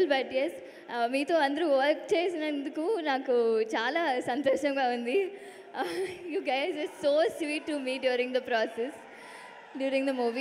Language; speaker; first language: Telugu; non-native, local second language; Tamil